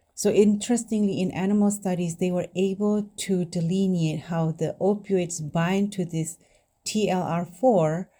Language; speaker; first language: English; non-native, fluent; Indonesian